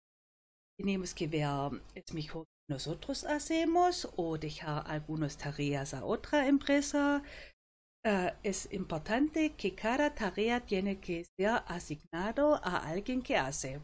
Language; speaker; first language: Spanish; non-native, fluent; German